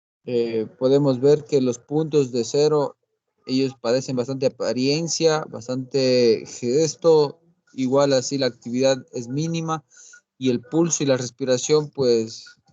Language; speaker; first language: Spanish; native; Spanish